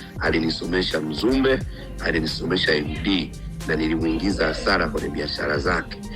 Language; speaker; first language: Swahili; native; Swahili